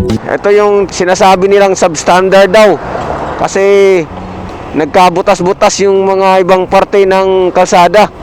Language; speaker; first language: Filipino; non-native, local second language; Cebuano